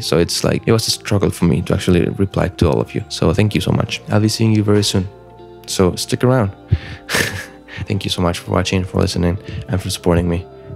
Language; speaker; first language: English; non-native, fluent; Spanish